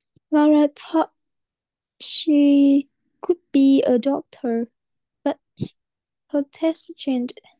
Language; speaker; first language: English; non-native, learner; Vietnamese